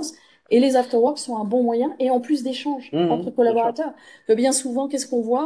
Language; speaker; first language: French; native; French